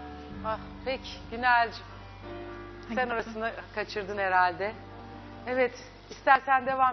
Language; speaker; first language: Turkish; native; Turkish